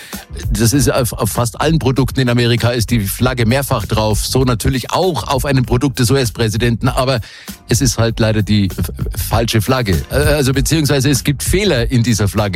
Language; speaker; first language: German; native; German